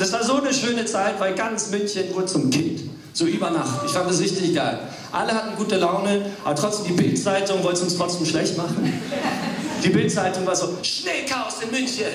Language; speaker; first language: German; early bilingual, other home language; English